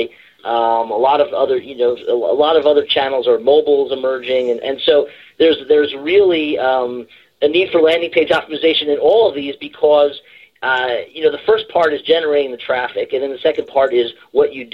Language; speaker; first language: English; native; English